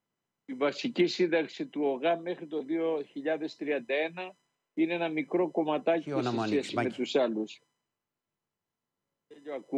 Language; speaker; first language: Greek; native; Greek